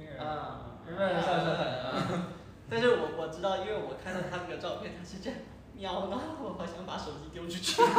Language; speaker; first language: Chinese; native; Chinese